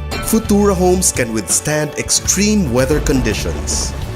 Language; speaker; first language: English; non-native, local second language; Filipino